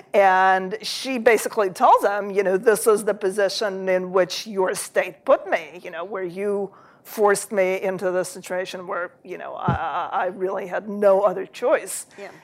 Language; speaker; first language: English; early bilingual, other home language; Russian